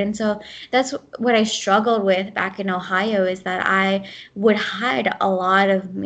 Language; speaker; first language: English; early bilingual, other home language; Gujarati